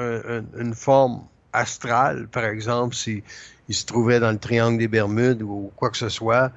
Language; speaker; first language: French; native; French